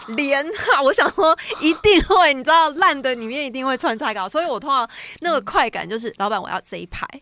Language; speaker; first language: Chinese; native; Chinese